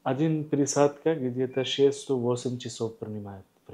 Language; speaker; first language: Russian; non-native, learner; Hindi